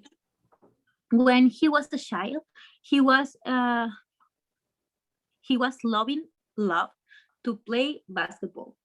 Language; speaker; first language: English; non-native, learner; Spanish